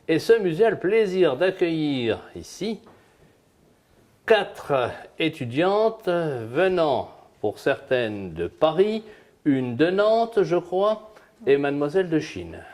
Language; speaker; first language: French; native; French